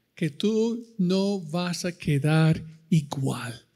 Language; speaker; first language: Spanish; non-native, fluent; English